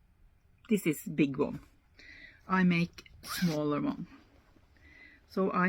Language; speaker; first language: English; non-native, learner; Norwegian